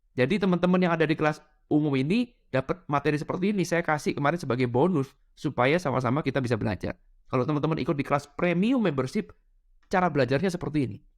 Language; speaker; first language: Indonesian; non-native, local second language; Madurese